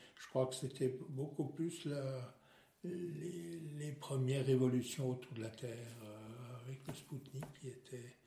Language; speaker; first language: French; non-native, local second language; Swiss German